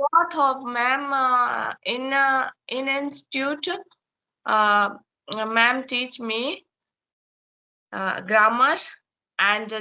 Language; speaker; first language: English; non-native, learner; Hindi